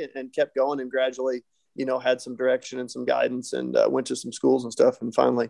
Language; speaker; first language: English; native; English